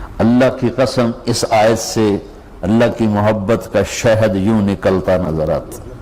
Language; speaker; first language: Urdu; non-native, local second language; Punjabi